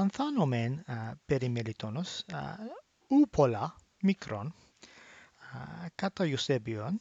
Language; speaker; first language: Greek; non-native, learner; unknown